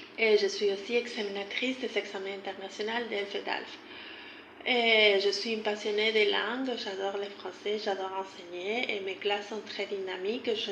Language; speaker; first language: French; non-native, fluent; Spanish